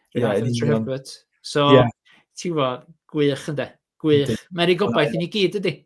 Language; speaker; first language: Welsh; native; Welsh